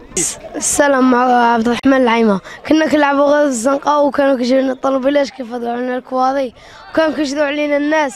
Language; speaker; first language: Arabic; native; Arabic